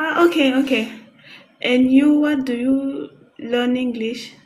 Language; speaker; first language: English; non-native, learner; French